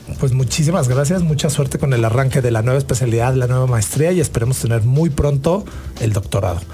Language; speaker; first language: Spanish; native; Spanish